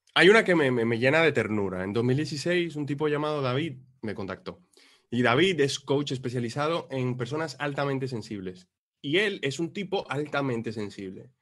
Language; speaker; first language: Spanish; native; Spanish